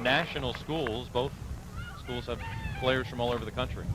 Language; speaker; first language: English; native; English